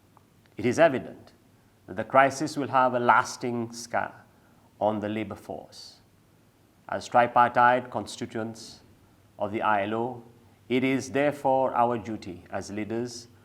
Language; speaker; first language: English; non-native, local second language; Seselwa Creole French